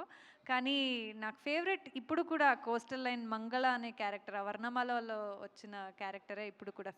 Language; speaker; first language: Telugu; non-native, local second language; Kannada